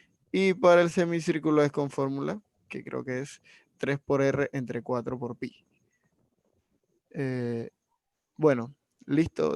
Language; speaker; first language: Spanish; native; Spanish